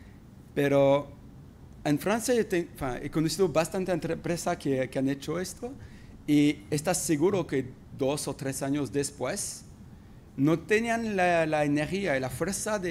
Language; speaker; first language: Spanish; non-native, fluent; French